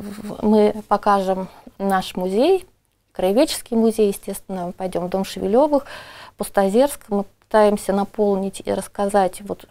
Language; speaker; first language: Russian; native; Russian